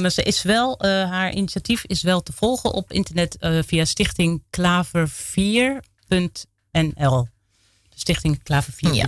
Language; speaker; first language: Dutch; native; Dutch